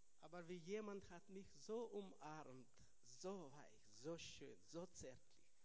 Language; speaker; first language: German; non-native, learner; Russian